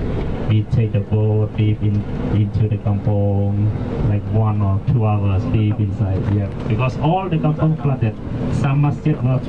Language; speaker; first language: English; non-native, local second language; Khmer